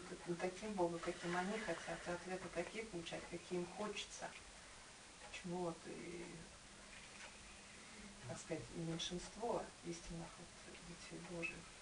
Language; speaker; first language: Russian; native; Russian